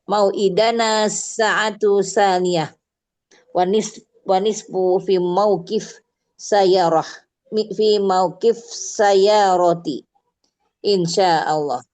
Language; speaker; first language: Arabic; non-native, learner; Indonesian